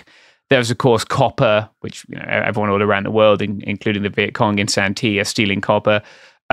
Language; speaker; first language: English; native; English